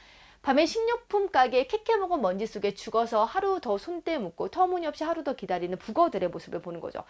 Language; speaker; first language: Korean; native; Korean